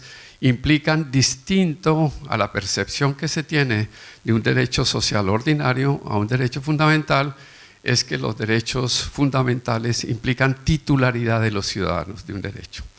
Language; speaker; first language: Spanish; native; Spanish